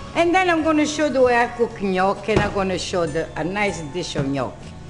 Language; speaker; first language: English; non-native, fluent; Italian